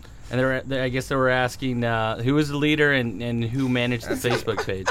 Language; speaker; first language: English; early bilingual, other home language; Spanish